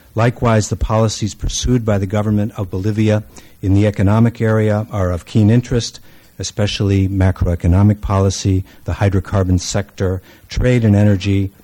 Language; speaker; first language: English; native; English